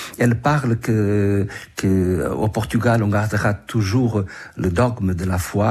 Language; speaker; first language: French; non-native, fluent; Portuguese